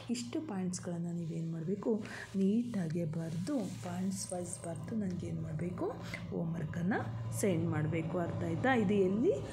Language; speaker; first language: English; non-native, local second language; Kannada